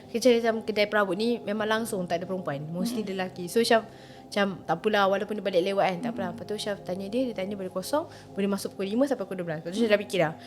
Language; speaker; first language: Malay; native; Malay